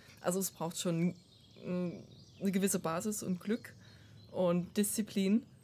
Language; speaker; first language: German; non-native, fluent; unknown